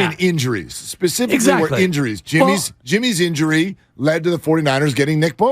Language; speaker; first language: English; native; English